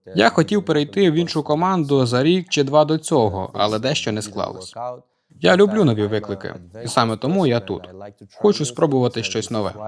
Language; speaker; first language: Ukrainian; non-native, fluent; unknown